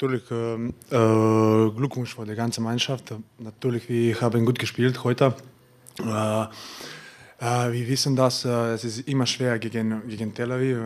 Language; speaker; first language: German; non-native, learner; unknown